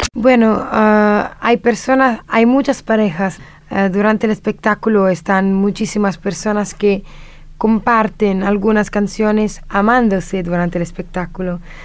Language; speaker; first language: Spanish; non-native, fluent; Italian